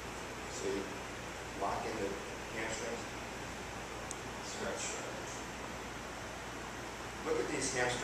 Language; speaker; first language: English; native; English